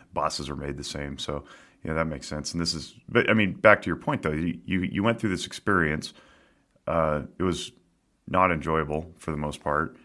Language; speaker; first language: English; native; English